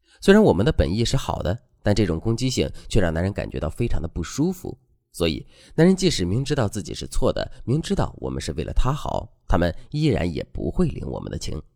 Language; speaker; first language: Chinese; native; Chinese